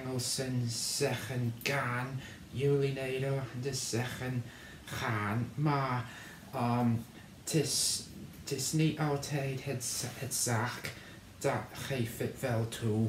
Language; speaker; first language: Dutch; non-native, learner; English